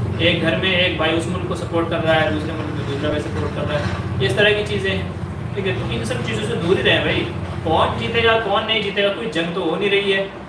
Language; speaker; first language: Urdu; native; Urdu